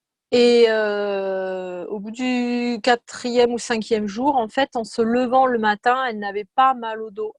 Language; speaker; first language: French; native; French